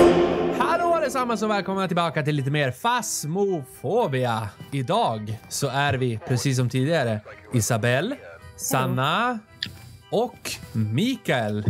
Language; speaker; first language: Swedish; native; Swedish